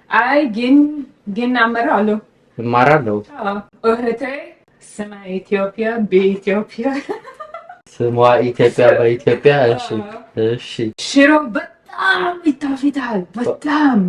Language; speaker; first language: Amharic; non-native, learner; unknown